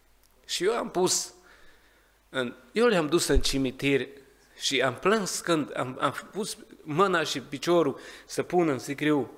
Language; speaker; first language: Romanian; non-native, learner; Hungarian